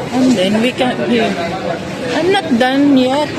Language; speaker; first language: English; non-native, learner; Filipino